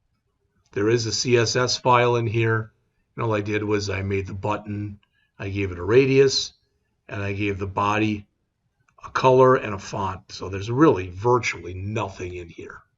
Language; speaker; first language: English; native; English